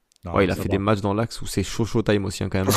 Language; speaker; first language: French; native; French